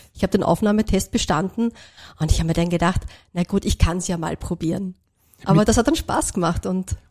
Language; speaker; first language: German; native; German